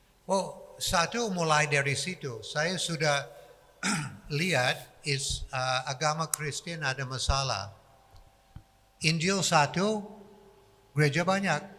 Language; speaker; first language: Indonesian; non-native, fluent; English